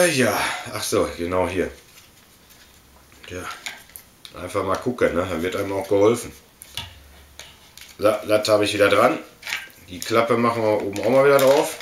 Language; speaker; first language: German; native; German